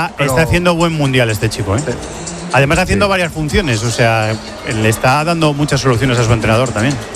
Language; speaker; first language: Spanish; native; Spanish